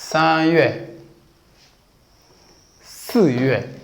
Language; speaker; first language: Chinese; non-native, fluent; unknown